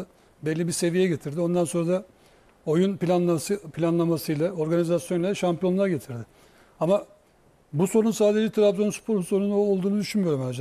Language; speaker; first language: Turkish; native; Turkish